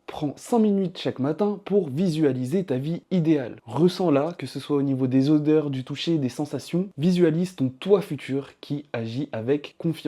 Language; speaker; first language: French; native; French